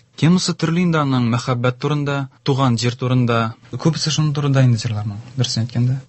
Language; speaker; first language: Tatar; native; Tatar